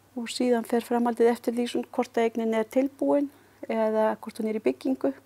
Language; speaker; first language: Icelandic; native; Icelandic